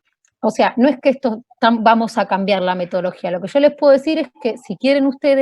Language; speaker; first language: Spanish; native; Spanish